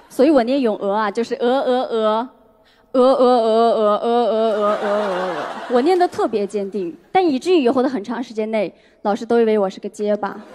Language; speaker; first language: Chinese; non-native, local second language; Uyghur